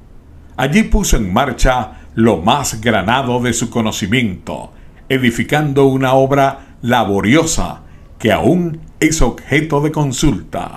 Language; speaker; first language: Spanish; native; Spanish